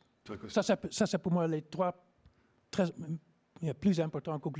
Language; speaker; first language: French; non-native, learner; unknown